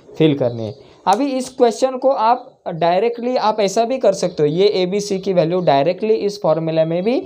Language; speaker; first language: Hindi; non-native, local second language; Marathi